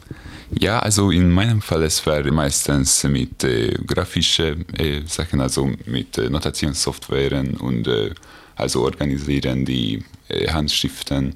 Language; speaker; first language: German; non-native, fluent; Hungarian